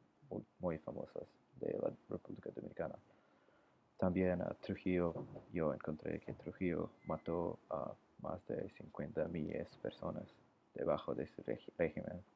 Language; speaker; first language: Spanish; non-native, learner; English